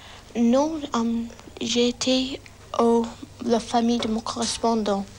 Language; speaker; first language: French; non-native, learner; English